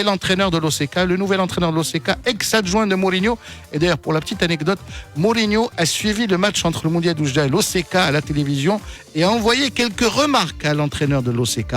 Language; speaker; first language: French; native; French